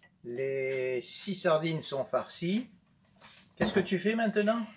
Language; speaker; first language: French; native; French